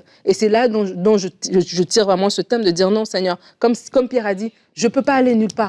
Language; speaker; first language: French; native; French